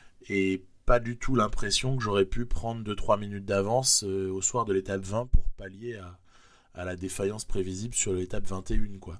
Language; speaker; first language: French; native; French